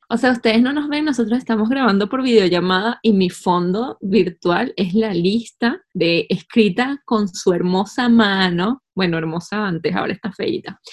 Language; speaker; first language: Spanish; native; Spanish